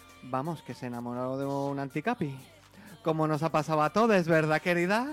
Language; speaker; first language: Spanish; native; Spanish